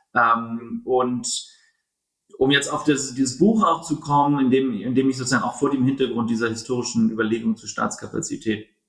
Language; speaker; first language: German; native; German